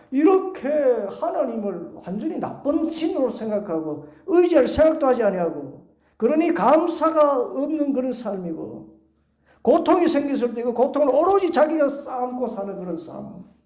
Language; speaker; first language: Korean; native; Korean